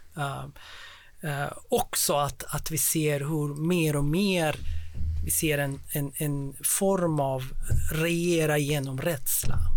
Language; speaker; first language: Swedish; non-native, fluent; Persian